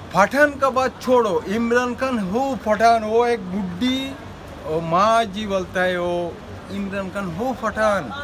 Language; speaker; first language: Hindi; non-native, learner; Bangla